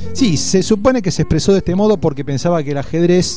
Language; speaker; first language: Spanish; native; Spanish